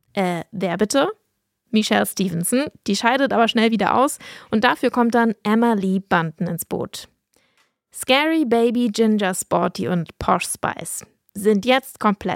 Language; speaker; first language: German; early bilingual, other home language; English